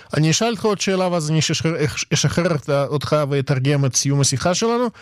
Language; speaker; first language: Hebrew; non-native, fluent; Russian